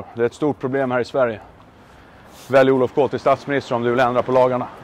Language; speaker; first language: Swedish; native; Swedish